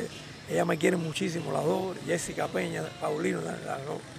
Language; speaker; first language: Spanish; native; Spanish